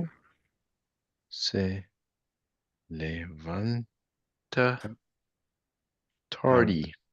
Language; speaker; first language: Spanish; non-native, learner; English